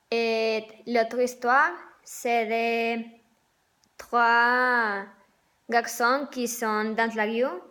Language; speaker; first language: French; non-native, learner; Spanish